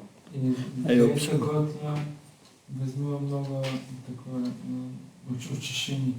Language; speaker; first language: Russian; non-native, learner; Bulgarian